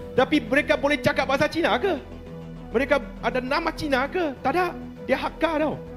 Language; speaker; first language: Malay; non-native, local second language; Chinese